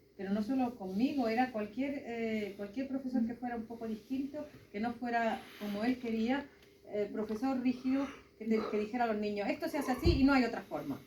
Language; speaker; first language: Spanish; native; Spanish